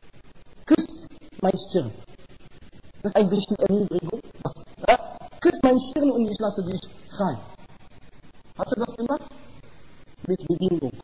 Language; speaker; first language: German; non-native, fluent; Arabic